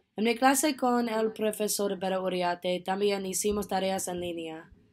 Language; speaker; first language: Spanish; non-native, learner; English